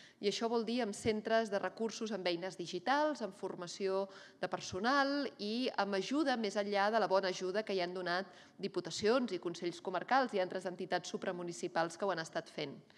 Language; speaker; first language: Catalan; native; Catalan